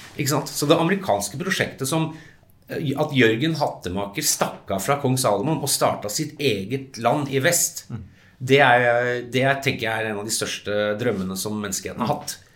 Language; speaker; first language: Norwegian; early bilingual, other home language; English